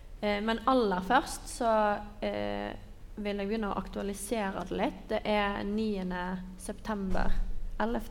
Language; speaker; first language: Norwegian; native; Norwegian